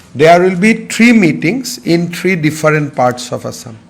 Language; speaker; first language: English; non-native, local second language; Assamese